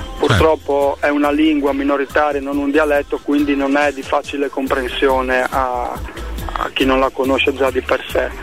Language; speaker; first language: Italian; non-native, local second language; Friulian